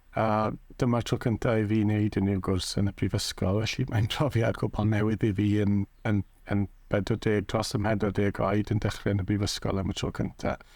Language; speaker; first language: Welsh; native; Welsh